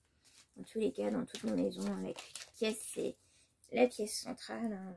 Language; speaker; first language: French; native; French